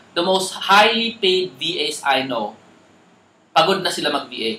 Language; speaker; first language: English; non-native, local second language; Filipino